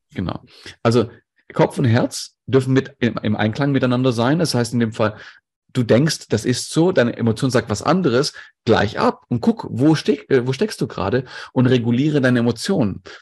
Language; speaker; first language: German; non-native, local second language; Greek